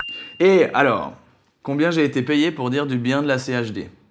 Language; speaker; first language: French; native; French